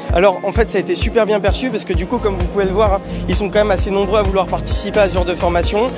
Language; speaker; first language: French; native; French